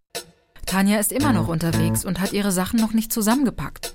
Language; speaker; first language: German; native; German